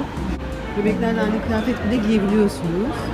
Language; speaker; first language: Turkish; native; Turkish